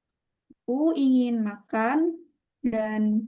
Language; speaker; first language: Indonesian; non-native, learner; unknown